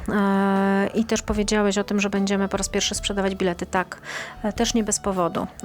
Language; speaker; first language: Polish; native; Polish